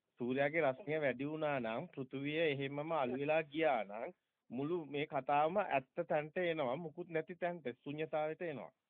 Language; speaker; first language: Sinhala; native; Sinhala